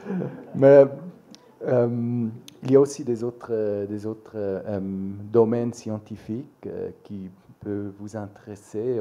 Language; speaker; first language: French; non-native, local second language; German